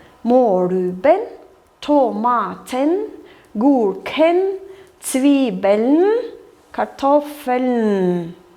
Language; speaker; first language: German; non-native, fluent; Kyrgyz